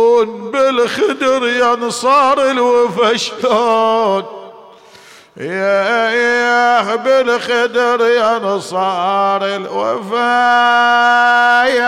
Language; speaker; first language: Arabic; native; Arabic